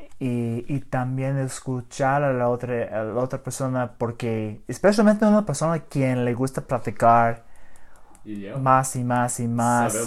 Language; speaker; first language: Spanish; early bilingual, heritage; English